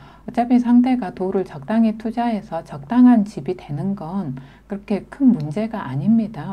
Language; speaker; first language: Korean; native; Korean